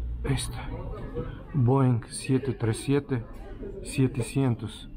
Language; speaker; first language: Spanish; non-native, fluent; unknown